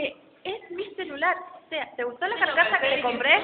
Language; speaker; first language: Spanish; native; Spanish